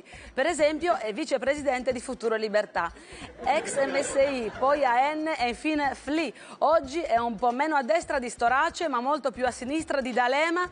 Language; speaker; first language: Italian; native; Italian